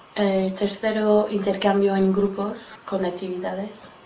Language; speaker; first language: Spanish; non-native, learner; English